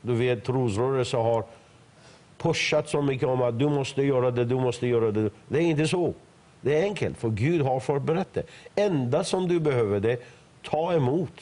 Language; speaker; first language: Swedish; non-native, fluent; Persian